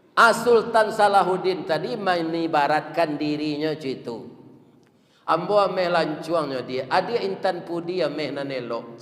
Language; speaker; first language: Malay; non-native, local second language; Minangkabau